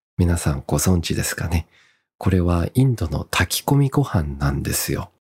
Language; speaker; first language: Japanese; early bilingual, heritage; Japanese